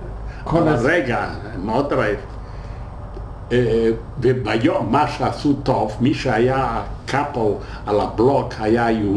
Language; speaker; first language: Hebrew; non-native, fluent; Yiddish